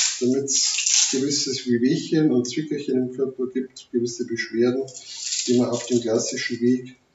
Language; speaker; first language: German; native; German